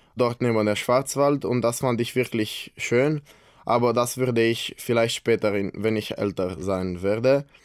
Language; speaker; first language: German; non-native, fluent; Romanian